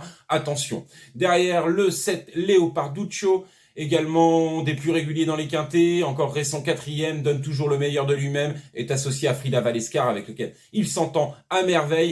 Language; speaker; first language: French; native; French